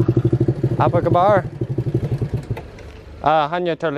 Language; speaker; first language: Indonesian; non-native, learner; English